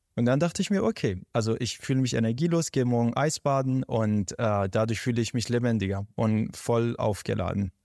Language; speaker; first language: German; non-native, fluent; Persian